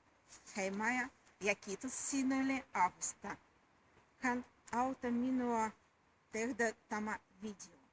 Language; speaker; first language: Finnish; non-native, learner; Russian